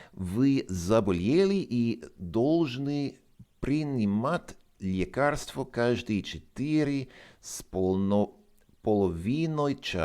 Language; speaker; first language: Russian; non-native, fluent; English